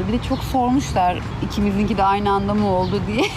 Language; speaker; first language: Turkish; native; Turkish